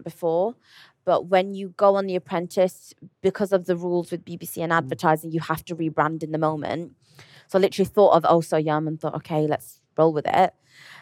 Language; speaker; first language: English; native; English